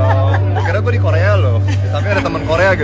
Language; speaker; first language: Indonesian; native; Indonesian